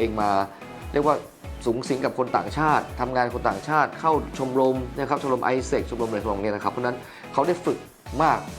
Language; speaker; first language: Thai; native; Thai